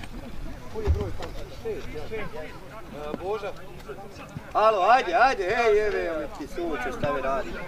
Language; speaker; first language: Serbian; native; Serbian